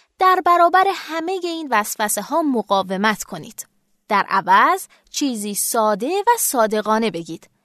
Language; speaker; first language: Persian; native; Persian